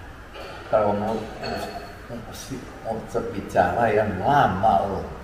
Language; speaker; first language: Indonesian; early bilingual, other home language; Min Nan Chinese